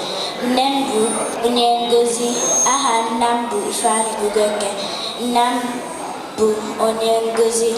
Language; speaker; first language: Igbo; early bilingual, heritage; Igbo